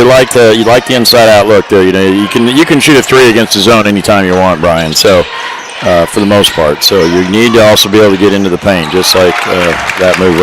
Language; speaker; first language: English; native; English